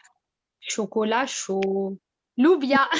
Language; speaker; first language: French; non-native, local second language; Arabic